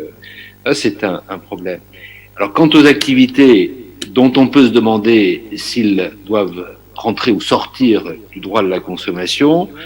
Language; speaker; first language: French; native; French